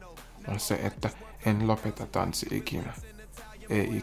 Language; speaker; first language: Finnish; non-native, fluent; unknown